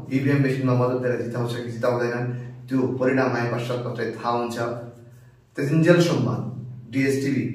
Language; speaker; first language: Nepali; native; Nepali